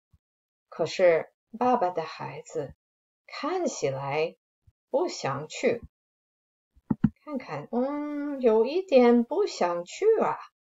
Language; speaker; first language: Chinese; non-native, fluent; English